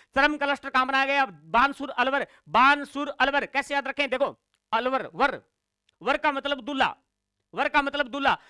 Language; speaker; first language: Hindi; native; Hindi